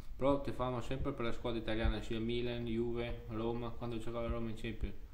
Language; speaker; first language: Italian; non-native, fluent; Albanian